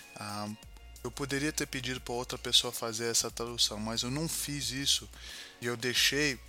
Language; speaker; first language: Portuguese; non-native, fluent; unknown